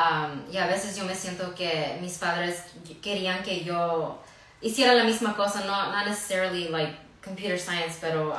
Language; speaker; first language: Spanish; early bilingual, heritage; Spanish